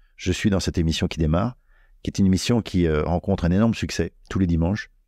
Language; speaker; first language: French; native; French